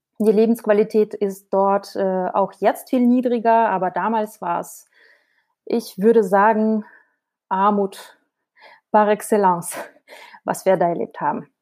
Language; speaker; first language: German; non-native, fluent; Russian